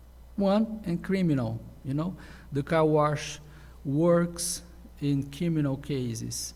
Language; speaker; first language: English; non-native, learner; Portuguese